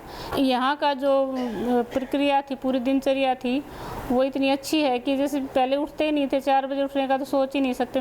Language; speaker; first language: Hindi; native; Hindi